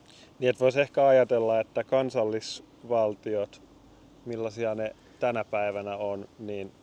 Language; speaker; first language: Finnish; native; Finnish